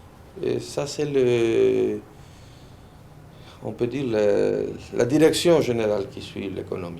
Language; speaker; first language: French; non-native, fluent; Spanish